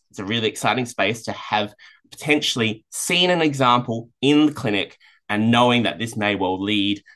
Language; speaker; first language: English; native; English